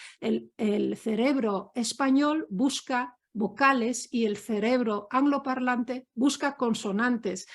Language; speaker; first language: Spanish; non-native, fluent; Dutch